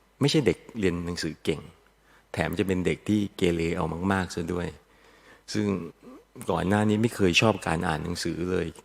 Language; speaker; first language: Thai; native; Thai